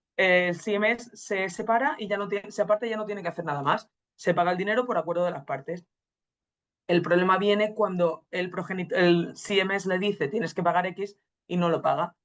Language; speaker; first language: Spanish; native; Spanish